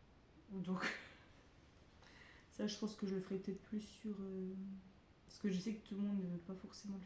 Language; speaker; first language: French; native; French